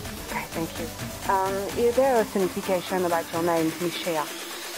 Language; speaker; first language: English; non-native, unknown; French